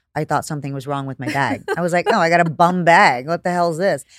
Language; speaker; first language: English; native; English